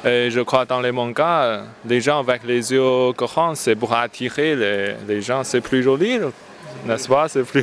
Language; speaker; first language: French; non-native, learner; Chinese